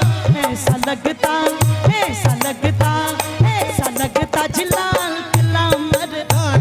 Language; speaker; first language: Hindi; native; Hindi